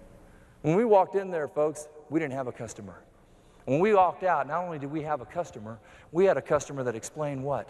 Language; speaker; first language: English; native; English